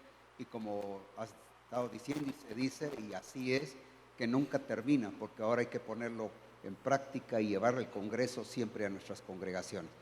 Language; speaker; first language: Spanish; native; Spanish